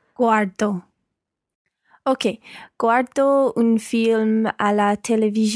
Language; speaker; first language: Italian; non-native, learner; English